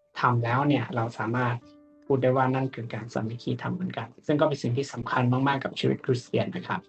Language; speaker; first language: Thai; native; Thai